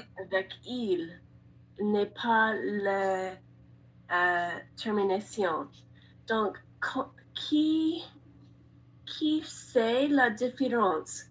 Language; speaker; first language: French; non-native, learner; Spanish